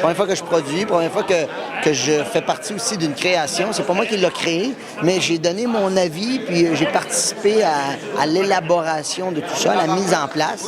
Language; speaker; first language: French; native; French